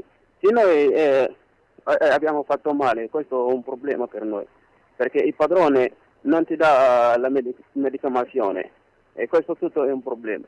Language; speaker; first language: Italian; non-native, learner; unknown